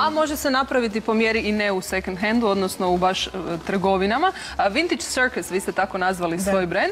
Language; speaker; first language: Croatian; native; Croatian